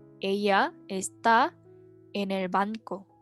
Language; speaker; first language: Spanish; non-native, fluent; Korean